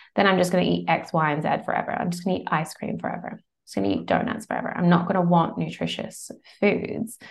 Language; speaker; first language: English; native; English